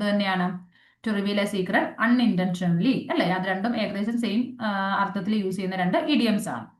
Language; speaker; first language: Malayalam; native; Malayalam